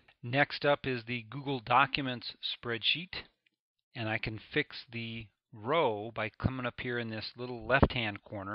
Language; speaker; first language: English; native; English